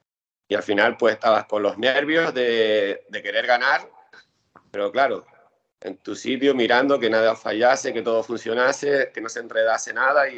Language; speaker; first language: Spanish; native; Spanish